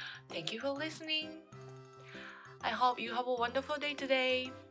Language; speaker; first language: English; non-native, learner; Japanese